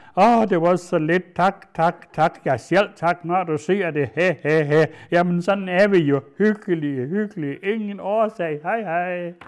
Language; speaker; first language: Danish; native; Danish